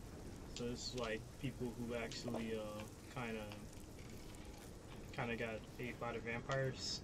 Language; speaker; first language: English; native; English